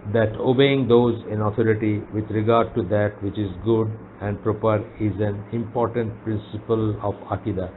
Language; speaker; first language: English; non-native, local second language; Bangla